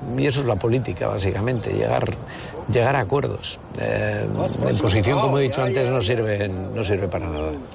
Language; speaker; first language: Spanish; native; Spanish